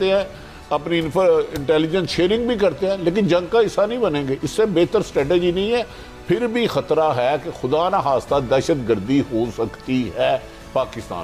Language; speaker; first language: Urdu; native; Urdu